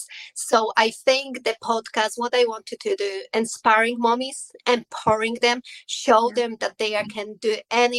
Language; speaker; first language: English; non-native, learner; Polish